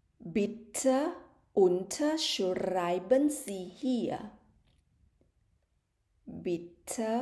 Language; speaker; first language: German; non-native, fluent; Thai